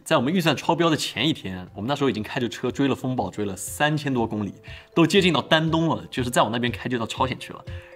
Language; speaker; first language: Chinese; native; Chinese